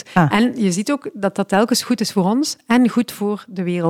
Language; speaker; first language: Dutch; native; Dutch